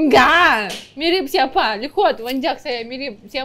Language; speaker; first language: Indonesian; non-native, learner; Russian